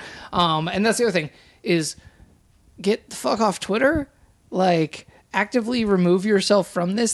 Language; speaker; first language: English; native; English